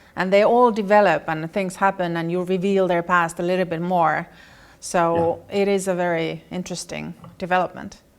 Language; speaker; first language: English; non-native, fluent; Finnish